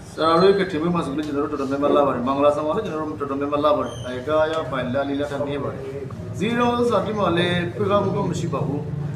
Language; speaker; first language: Burmese; non-native, local second language; Rohingya